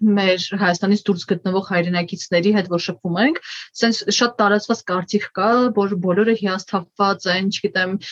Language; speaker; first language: Armenian; native; Armenian